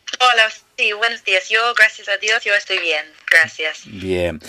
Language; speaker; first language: Spanish; non-native, fluent; English